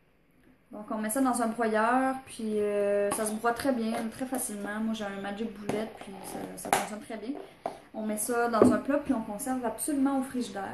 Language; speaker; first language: French; native; French